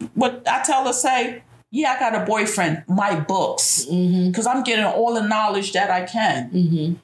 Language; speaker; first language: English; native; English